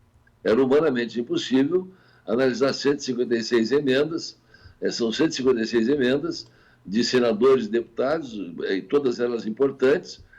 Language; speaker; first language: Portuguese; native; Portuguese